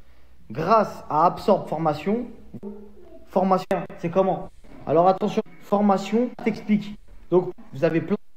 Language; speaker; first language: French; native; French